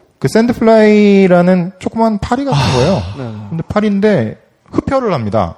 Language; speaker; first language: Korean; native; Korean